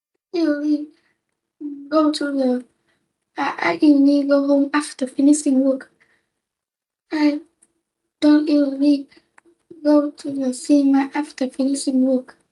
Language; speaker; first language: English; non-native, learner; Vietnamese